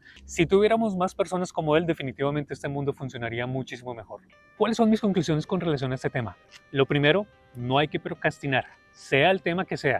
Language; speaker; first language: Spanish; native; Spanish